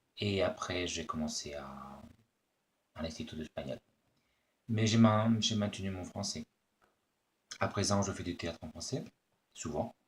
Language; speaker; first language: French; early bilingual, other home language; Spanish